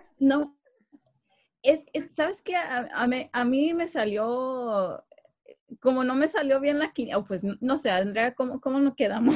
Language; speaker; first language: Spanish; early bilingual, heritage; Spanish